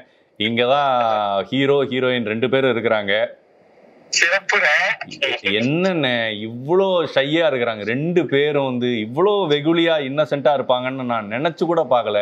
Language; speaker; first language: Tamil; native; Tamil